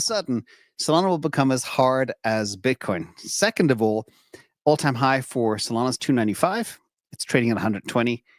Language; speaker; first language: English; native; English